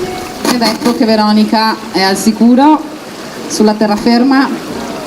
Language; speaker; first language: Italian; native; Italian